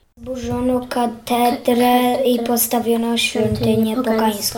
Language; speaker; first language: Polish; early bilingual, heritage; Polish